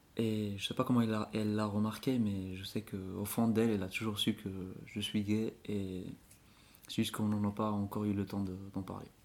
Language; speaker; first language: French; non-native, local second language; Arabic